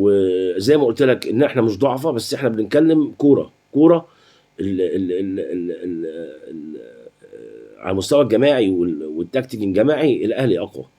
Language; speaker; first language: Arabic; native; Arabic